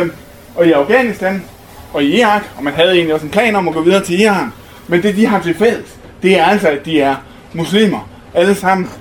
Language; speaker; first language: Danish; native; Danish